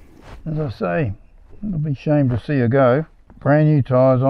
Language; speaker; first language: English; native; English